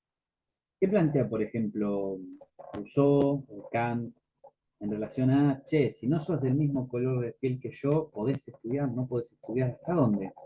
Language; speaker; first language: Spanish; native; Spanish